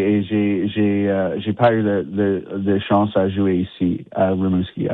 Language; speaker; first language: French; non-native, local second language; English